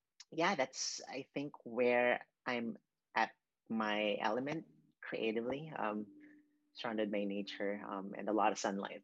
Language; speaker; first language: English; non-native, local second language; Cebuano